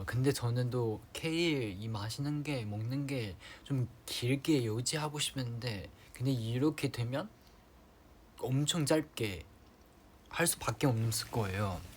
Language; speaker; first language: Korean; non-native, fluent; Chinese